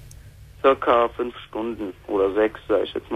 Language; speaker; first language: German; native; German